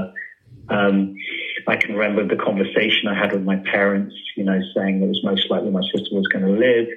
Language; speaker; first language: English; native; English